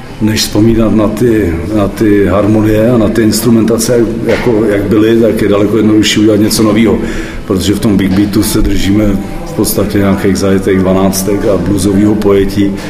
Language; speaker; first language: Czech; native; Czech